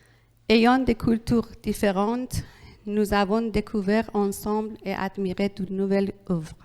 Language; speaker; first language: French; non-native, learner; Persian